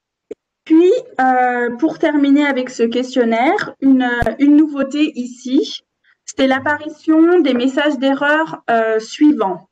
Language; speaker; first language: French; native; French